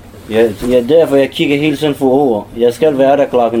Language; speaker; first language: Danish; non-native, learner; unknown